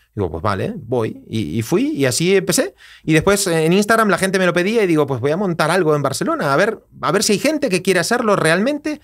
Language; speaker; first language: Spanish; native; Spanish